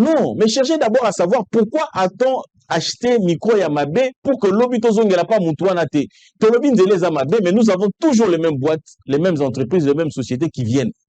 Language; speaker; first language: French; non-native, local second language; Lingala